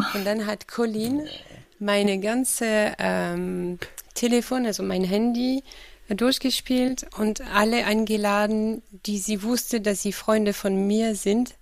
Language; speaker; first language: German; non-native, fluent; French